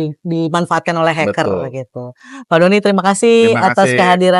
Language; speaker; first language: Indonesian; native; Indonesian